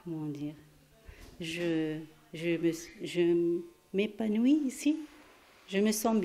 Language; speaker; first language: French; non-native, fluent; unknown